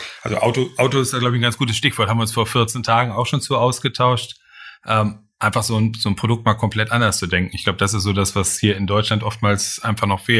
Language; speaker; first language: German; native; German